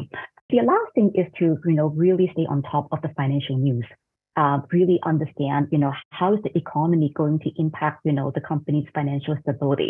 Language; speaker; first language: English; non-native, fluent; Cantonese